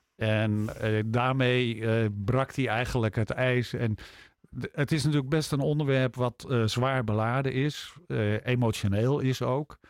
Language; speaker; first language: Dutch; native; Dutch